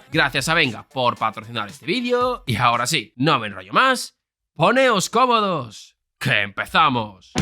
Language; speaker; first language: Spanish; native; Spanish